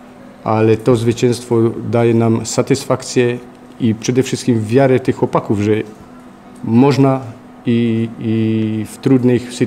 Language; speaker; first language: Polish; native; Polish